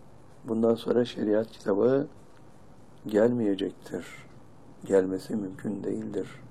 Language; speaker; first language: Turkish; native; Turkish